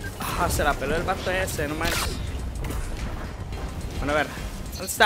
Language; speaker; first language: Spanish; native; Spanish